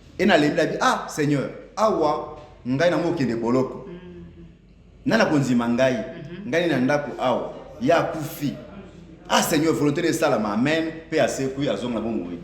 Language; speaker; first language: Lingala; native; Lingala